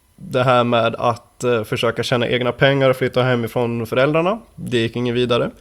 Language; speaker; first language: Swedish; native; Swedish